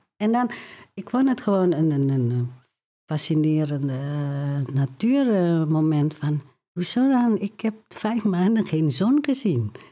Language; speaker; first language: Dutch; non-native, fluent; Indonesian